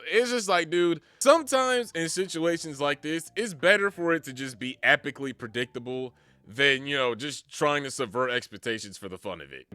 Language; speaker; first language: English; native; English